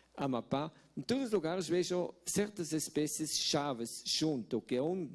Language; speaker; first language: Portuguese; non-native, fluent; Swiss German